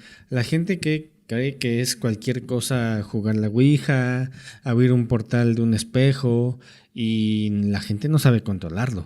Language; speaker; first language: Spanish; native; Spanish